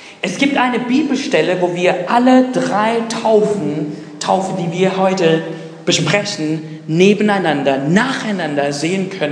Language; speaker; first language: German; non-native, fluent; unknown